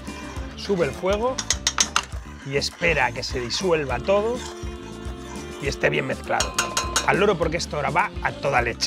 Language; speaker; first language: Spanish; native; Spanish